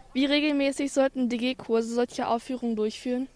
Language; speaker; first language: German; native; German